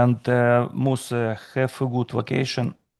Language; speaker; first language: English; non-native, fluent; Russian